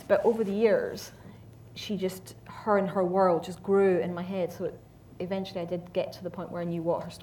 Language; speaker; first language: English; native; English